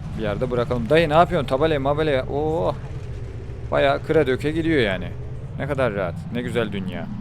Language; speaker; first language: Turkish; native; Turkish